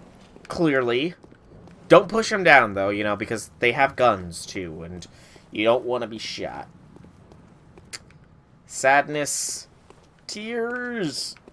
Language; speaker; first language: English; native; English